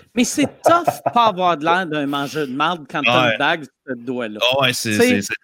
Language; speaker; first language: French; native; French